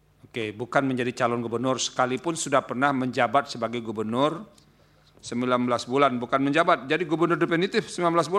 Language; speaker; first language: Indonesian; native; Indonesian